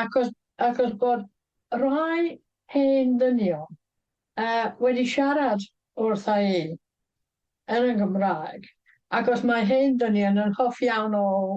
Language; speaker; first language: Welsh; non-native, fluent; English